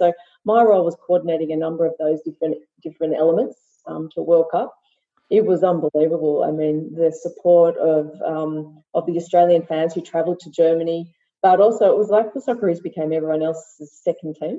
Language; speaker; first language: English; native; English